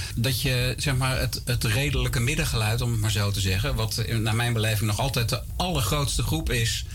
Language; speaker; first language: Dutch; native; Dutch